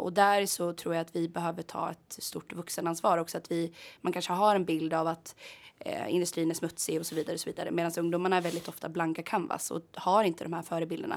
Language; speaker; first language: Swedish; native; Swedish